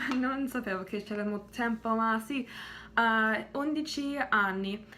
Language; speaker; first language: Italian; non-native, learner; English